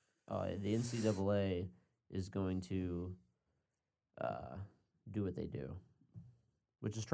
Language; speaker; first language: English; native; English